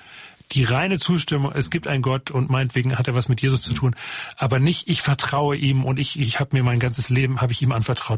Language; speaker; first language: German; native; German